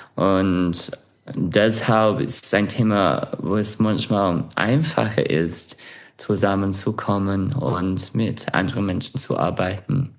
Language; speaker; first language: German; non-native, fluent; English